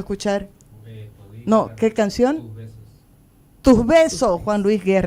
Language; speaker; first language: Spanish; native; Spanish